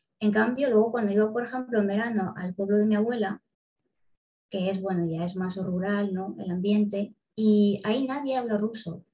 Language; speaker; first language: Spanish; early bilingual, other home language; Russian